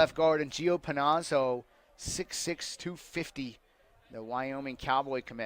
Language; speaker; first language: English; native; English